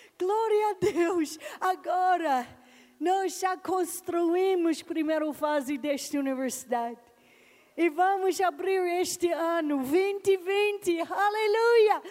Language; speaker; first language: Portuguese; non-native, learner; English